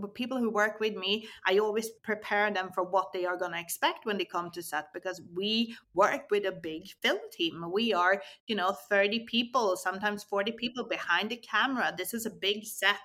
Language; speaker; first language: English; non-native, fluent; Swedish